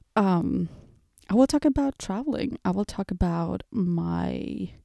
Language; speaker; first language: English; early bilingual, other home language; Portuguese